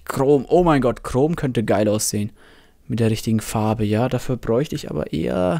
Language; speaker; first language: German; native; German